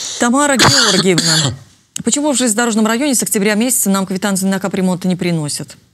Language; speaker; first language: Russian; native; Russian